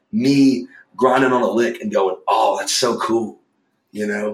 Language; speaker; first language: English; native; English